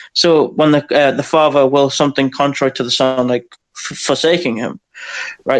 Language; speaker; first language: English; native; English